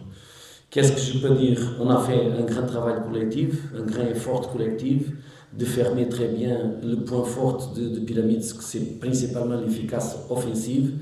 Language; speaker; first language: French; non-native, learner; Portuguese